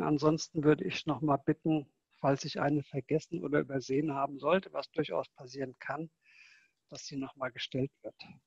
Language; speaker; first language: German; native; German